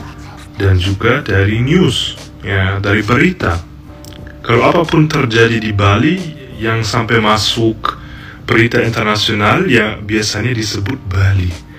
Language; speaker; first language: Indonesian; non-native, fluent; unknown